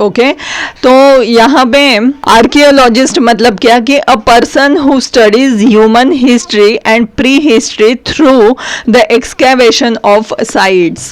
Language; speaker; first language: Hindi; non-native, local second language; Marathi